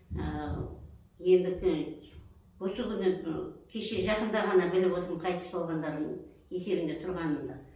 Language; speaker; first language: Kazakh; early bilingual, heritage; Kazakh